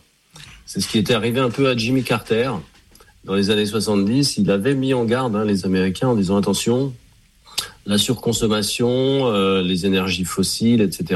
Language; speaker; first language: French; native; French